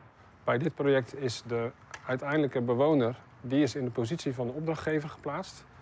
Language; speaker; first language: Dutch; native; Dutch